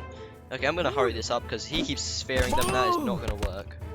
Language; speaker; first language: English; native; English